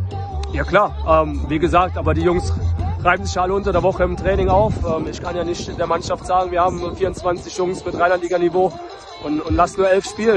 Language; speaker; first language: German; native; German